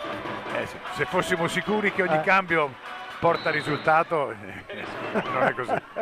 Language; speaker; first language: Italian; native; Italian